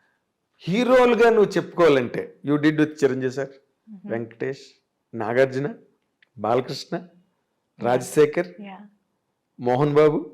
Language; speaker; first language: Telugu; native; Telugu